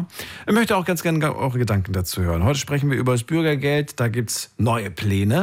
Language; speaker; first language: German; native; German